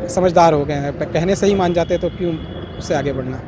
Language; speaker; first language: Hindi; native; Hindi